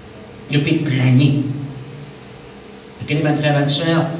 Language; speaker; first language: French; non-native, local second language; Morisyen